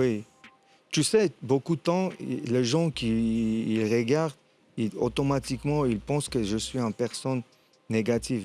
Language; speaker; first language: French; non-native, fluent; Armenian